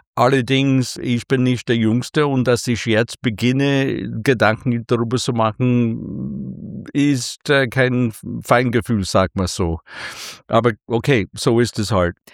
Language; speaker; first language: German; non-native, fluent; English